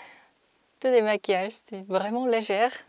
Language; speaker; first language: French; non-native, fluent; Korean